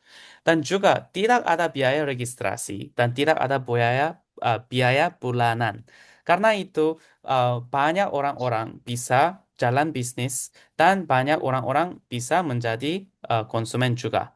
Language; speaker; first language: Indonesian; non-native, fluent; Korean